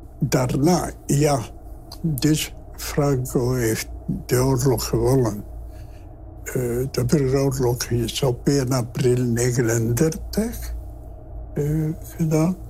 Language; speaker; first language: Dutch; early bilingual, other home language; Spanish